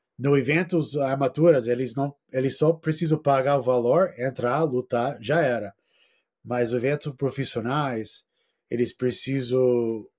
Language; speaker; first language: Portuguese; non-native, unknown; English